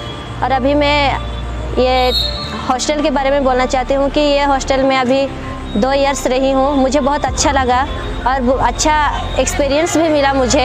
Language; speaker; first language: Hindi; non-native, local second language; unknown